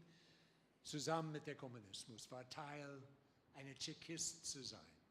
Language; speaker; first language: German; non-native, learner; English